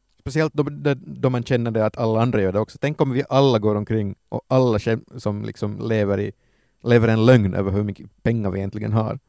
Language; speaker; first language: Swedish; native; Swedish